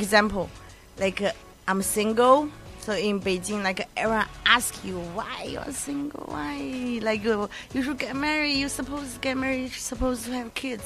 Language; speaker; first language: English; non-native, learner; Chinese